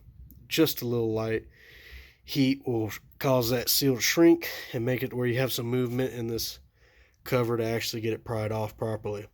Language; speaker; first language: English; native; English